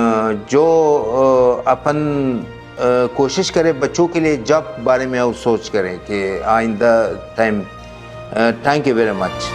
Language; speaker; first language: Hindi; non-native, learner; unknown